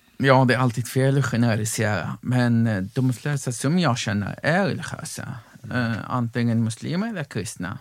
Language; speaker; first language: Swedish; non-native, fluent; Arabic